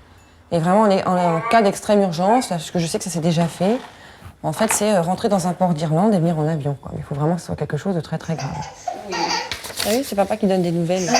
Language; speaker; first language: French; native; French